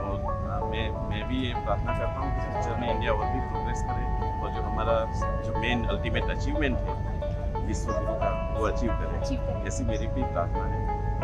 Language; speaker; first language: Hindi; native; Hindi